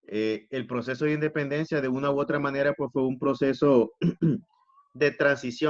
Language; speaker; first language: Spanish; native; Spanish